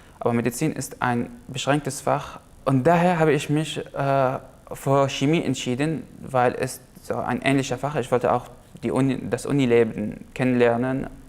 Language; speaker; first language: German; non-native, fluent; Arabic